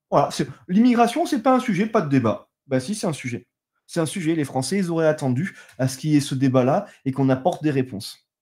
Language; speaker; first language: French; native; French